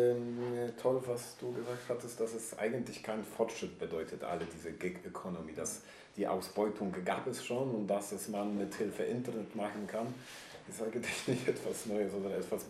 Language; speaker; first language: German; non-native, learner; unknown